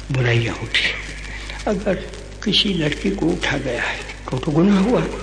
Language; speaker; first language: Hindi; non-native, local second language; Gujarati